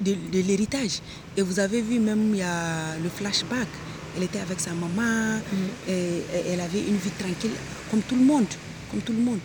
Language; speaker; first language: French; non-native, local second language; Hausa